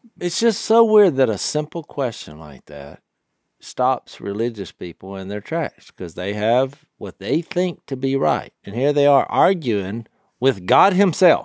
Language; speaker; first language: English; native; English